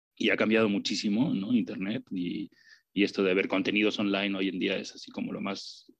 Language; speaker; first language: Spanish; native; Spanish